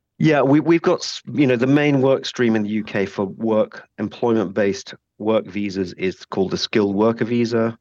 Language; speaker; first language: English; native; English